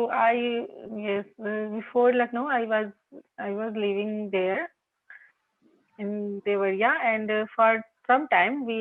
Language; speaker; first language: English; non-native, local second language; Hindi